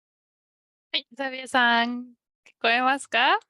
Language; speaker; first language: Japanese; non-native, fluent; Spanish